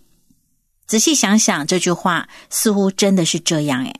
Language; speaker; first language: Chinese; native; Chinese